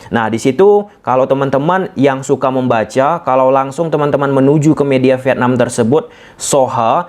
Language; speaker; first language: Indonesian; native; Indonesian